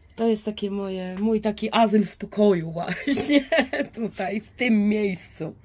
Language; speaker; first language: Polish; native; Polish